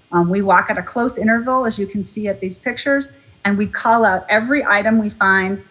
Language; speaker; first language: English; native; English